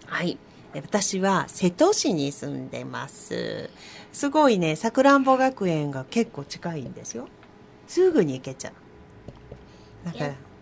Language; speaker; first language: Japanese; native; Japanese